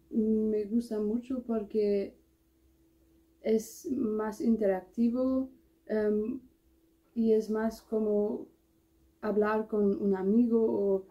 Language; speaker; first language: Spanish; non-native, learner; German